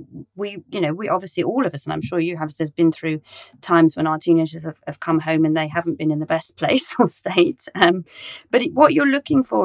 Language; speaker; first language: English; native; English